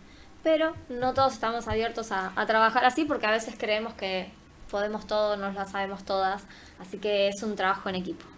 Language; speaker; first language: Spanish; native; Spanish